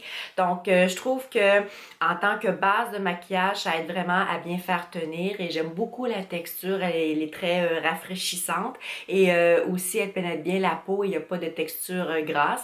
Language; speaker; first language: French; native; French